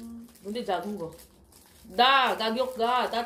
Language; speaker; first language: Korean; non-native, fluent; Filipino